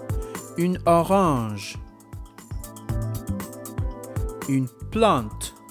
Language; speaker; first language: French; non-native, fluent; English